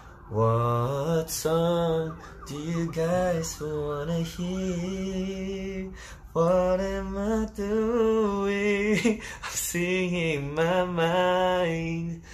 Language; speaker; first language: English; early bilingual, other home language; Korean